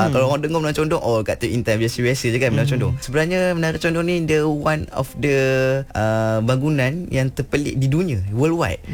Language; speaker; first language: Malay; native; Malay